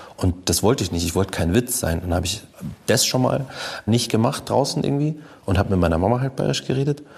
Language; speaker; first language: German; native; German